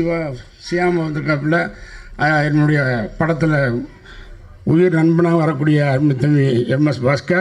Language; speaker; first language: Tamil; native; Tamil